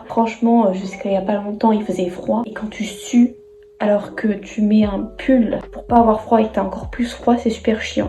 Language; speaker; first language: French; native; French